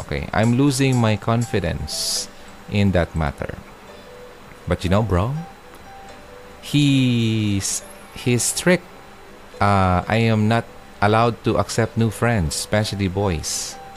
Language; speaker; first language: English; non-native, local second language; Filipino